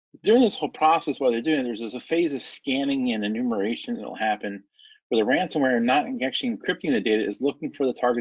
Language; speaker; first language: English; native; English